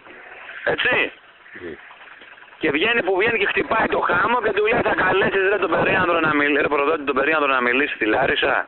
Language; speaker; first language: Greek; native; Greek